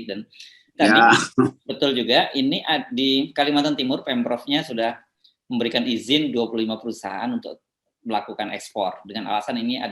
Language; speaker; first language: Indonesian; native; Indonesian